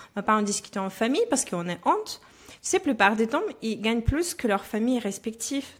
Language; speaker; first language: French; non-native, fluent; Russian